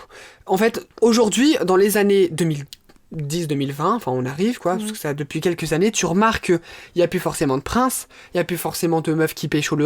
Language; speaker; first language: French; native; French